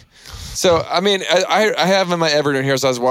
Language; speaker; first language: English; native; English